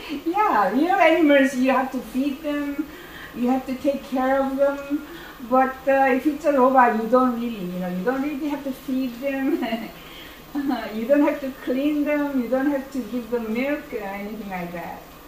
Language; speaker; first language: English; non-native, fluent; Korean